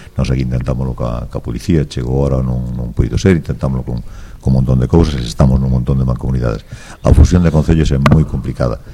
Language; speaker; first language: Galician; native; Galician